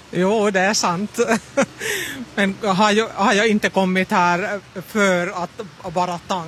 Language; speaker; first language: Swedish; non-native, learner; Finnish